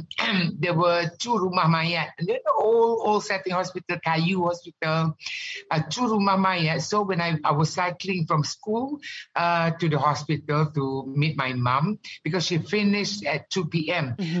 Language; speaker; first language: English; non-native, local second language; Malay